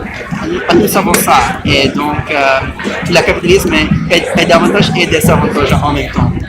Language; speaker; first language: French; non-native, learner; English